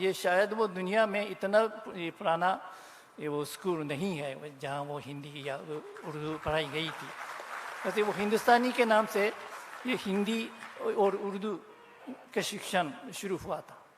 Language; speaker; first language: Hindi; non-native, fluent; Japanese